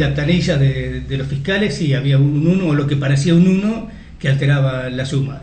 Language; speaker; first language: Spanish; native; Spanish